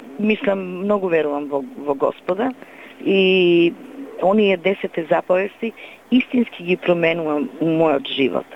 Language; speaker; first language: Macedonian; non-native, local second language; Romany